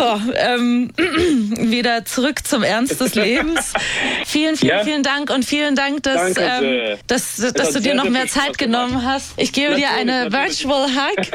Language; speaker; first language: German; native; German